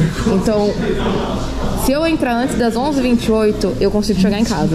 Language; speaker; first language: Portuguese; native; Portuguese